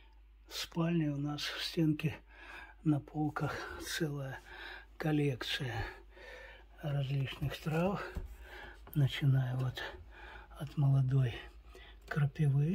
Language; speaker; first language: Russian; native; Russian